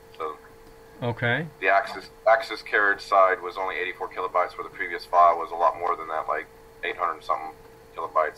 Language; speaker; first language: English; native; English